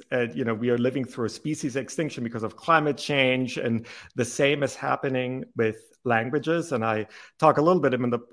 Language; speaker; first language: English; non-native, fluent; German